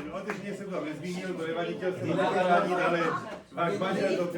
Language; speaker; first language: Czech; non-native, fluent; Spanish